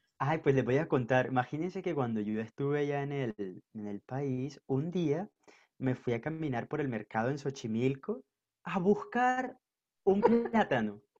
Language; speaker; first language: Spanish; native; Spanish